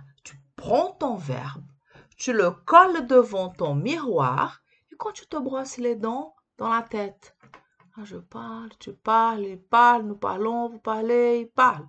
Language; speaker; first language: French; non-native, fluent; Portuguese